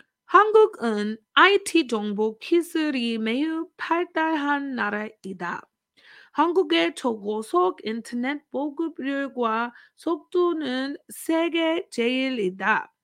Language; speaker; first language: Korean; non-native, learner; English